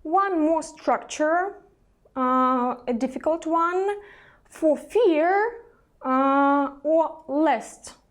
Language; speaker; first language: English; non-native, fluent; Russian